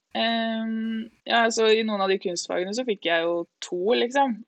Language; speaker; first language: Norwegian; native; Norwegian